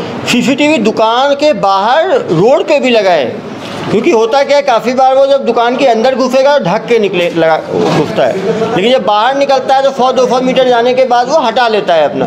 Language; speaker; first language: Hindi; native; Hindi